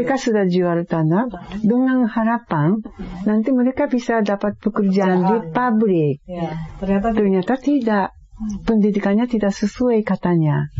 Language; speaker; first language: Indonesian; non-native, fluent; Japanese